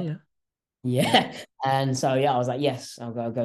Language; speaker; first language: English; native; English